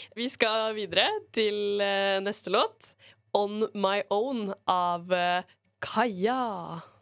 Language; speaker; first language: Norwegian; native; Norwegian